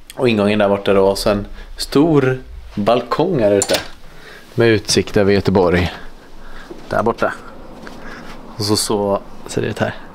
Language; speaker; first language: Swedish; native; Swedish